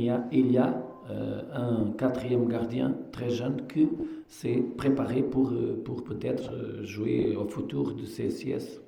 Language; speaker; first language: French; non-native, fluent; Portuguese